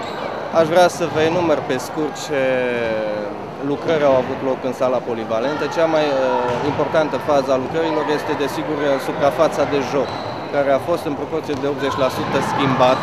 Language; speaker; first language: Romanian; native; Romanian